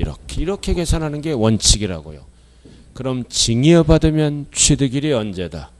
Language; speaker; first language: Korean; native; Korean